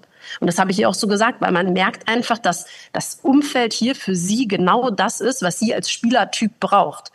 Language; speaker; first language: German; native; German